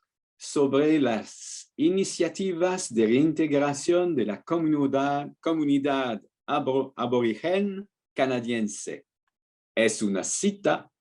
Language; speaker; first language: Spanish; non-native, fluent; French